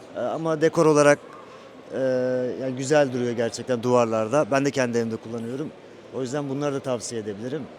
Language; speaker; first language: Turkish; early bilingual, heritage; Turkish